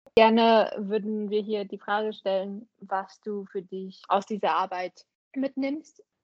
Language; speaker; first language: German; early bilingual, other home language; Vietnamese